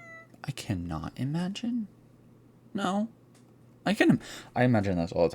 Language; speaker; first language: English; native; English